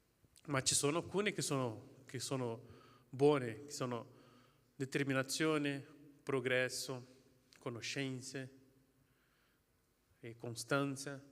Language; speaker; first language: Italian; non-native, fluent; Portuguese